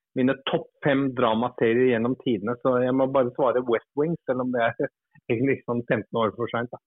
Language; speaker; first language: Norwegian; early bilingual, other home language; English